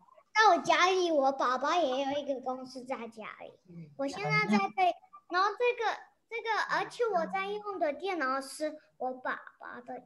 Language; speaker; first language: Chinese; early bilingual, heritage; English